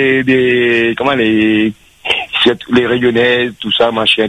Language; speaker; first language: French; native; French